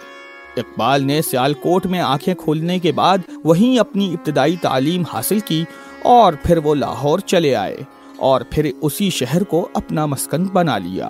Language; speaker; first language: Urdu; native; Urdu